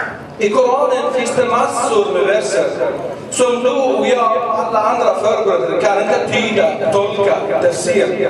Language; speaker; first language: Swedish; early bilingual, other home language; Arabic